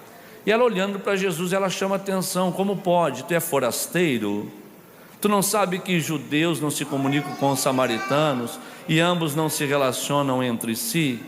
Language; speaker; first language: Portuguese; native; Portuguese